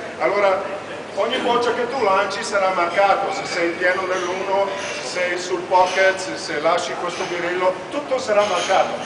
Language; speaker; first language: Italian; non-native, fluent; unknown